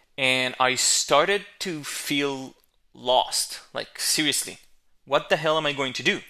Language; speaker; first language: English; non-native, fluent; Hebrew